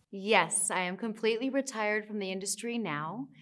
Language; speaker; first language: English; native; English